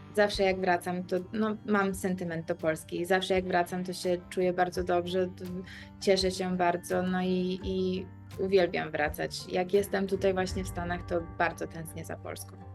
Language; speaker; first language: Polish; early bilingual, heritage; Polish